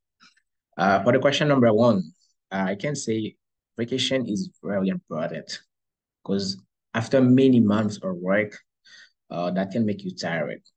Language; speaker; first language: English; non-native, learner; Haitian Creole